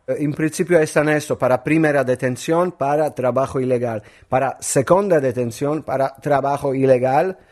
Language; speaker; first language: Spanish; non-native, learner; Polish